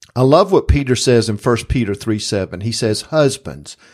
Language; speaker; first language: English; native; English